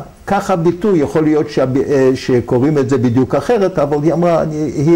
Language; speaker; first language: Hebrew; non-native, fluent; Yiddish